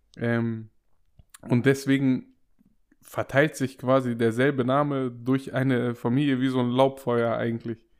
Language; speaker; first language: German; native; German